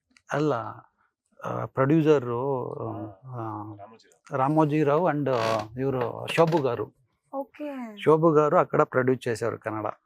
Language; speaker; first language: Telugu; non-native, learner; Kannada